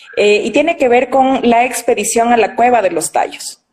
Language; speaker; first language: Spanish; native; Spanish